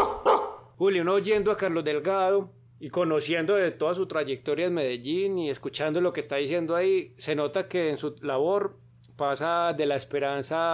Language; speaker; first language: Spanish; native; Spanish